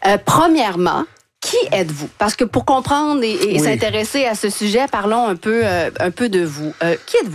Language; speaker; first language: French; native; French